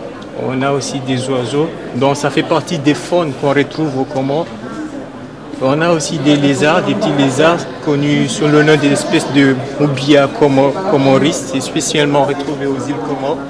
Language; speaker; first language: French; non-native, local second language; Comorian